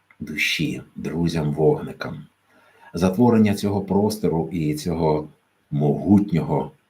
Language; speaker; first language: Ukrainian; native; Ukrainian